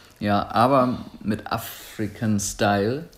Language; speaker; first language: German; native; German